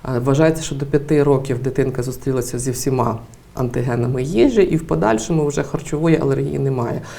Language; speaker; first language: Ukrainian; native; Ukrainian